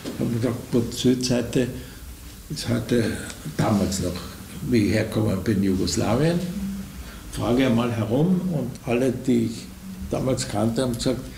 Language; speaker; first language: German; native; German